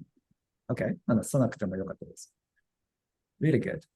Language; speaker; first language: Japanese; non-native, fluent; English